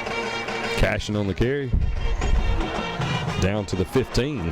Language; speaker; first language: English; native; English